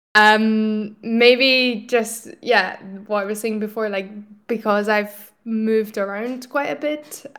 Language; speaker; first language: English; native; English